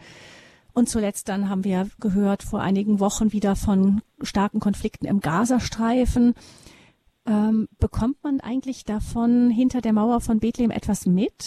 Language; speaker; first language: German; native; German